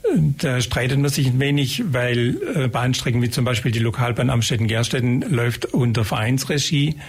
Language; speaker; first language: German; native; German